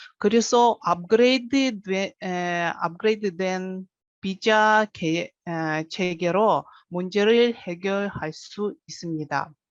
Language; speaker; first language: Korean; non-native, fluent; Russian